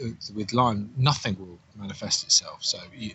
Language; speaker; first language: English; native; English